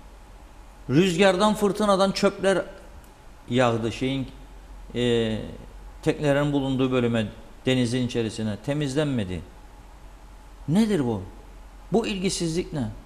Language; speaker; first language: Turkish; native; Turkish